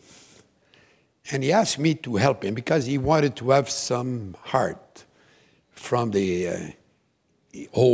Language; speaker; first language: English; non-native, fluent; French